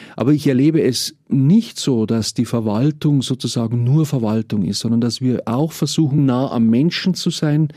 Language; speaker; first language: German; native; German